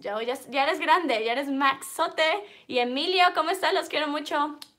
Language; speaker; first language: Spanish; early bilingual, heritage; Spanish